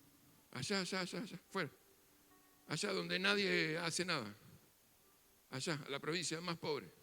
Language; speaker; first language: Spanish; native; Spanish